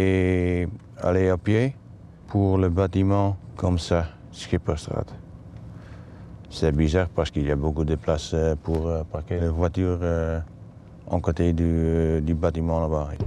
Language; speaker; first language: French; non-native, learner; Dutch